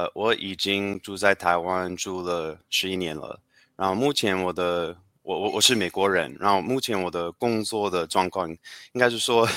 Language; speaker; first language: Chinese; non-native, fluent; English